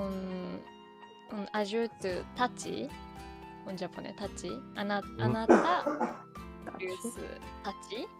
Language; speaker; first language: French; non-native, learner; Japanese